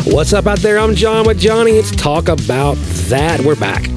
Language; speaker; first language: English; native; English